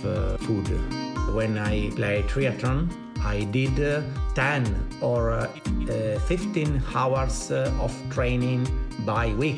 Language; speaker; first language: English; non-native, learner; Italian